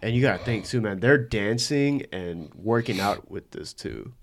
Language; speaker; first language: English; early bilingual, other home language; Korean